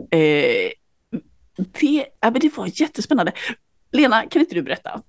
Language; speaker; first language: Swedish; native; Swedish